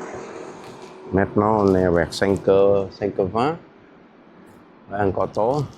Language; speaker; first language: French; non-native, fluent; Vietnamese